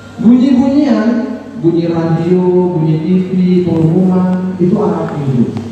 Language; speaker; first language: Indonesian; non-native, local second language; Minangkabau